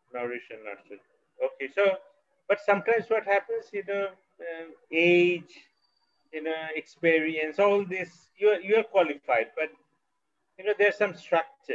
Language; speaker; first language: English; non-native, local second language; Bangla